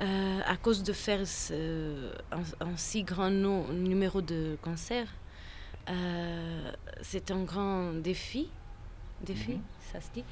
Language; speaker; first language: French; non-native, fluent; Portuguese